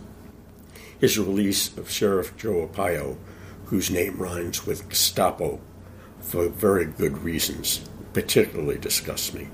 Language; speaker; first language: English; native; English